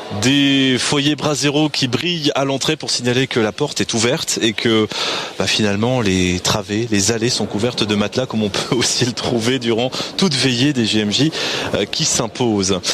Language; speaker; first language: French; native; French